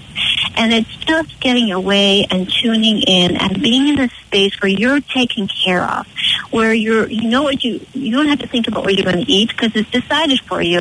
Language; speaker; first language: English; native; English